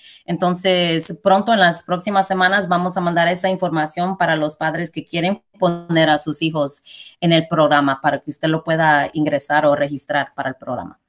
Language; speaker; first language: Spanish; early bilingual, heritage; Spanish